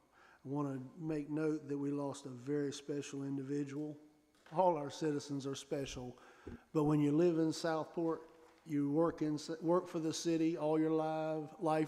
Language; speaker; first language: English; native; English